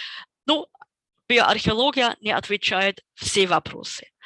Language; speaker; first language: Russian; non-native, fluent; German